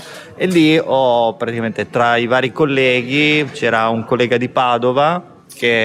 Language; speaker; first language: Italian; native; Italian